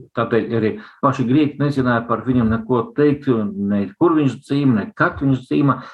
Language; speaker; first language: Latvian; non-native, local second language; Russian